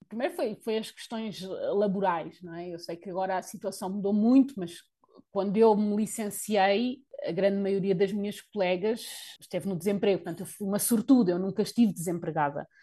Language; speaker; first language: Portuguese; native; Portuguese